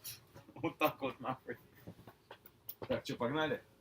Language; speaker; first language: Russian; native; Russian